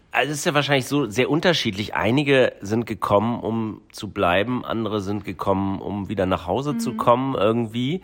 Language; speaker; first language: German; native; German